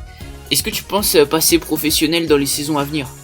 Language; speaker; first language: French; native; French